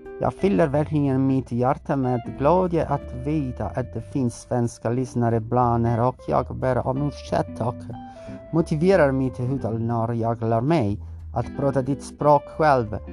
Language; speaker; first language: Swedish; non-native, learner; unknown